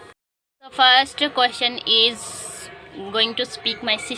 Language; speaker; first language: English; non-native, learner; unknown